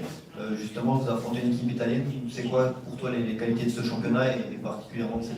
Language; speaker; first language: French; native; French